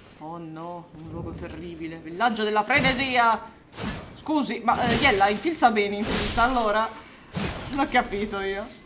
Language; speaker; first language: Italian; native; Italian